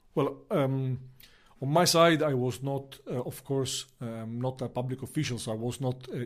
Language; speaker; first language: English; non-native, fluent; Italian